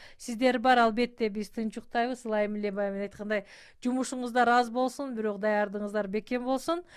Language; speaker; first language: Kyrgyz; native; Kyrgyz